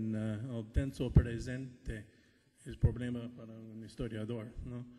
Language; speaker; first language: Spanish; non-native, fluent; English